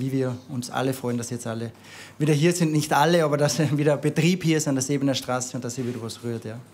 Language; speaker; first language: German; native; German